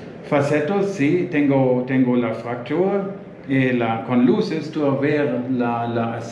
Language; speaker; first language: Spanish; non-native, learner; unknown